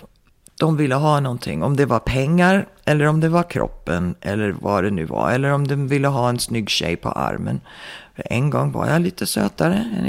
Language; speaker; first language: Swedish; early bilingual, heritage; Swedish